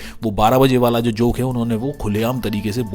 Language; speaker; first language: Hindi; native; Hindi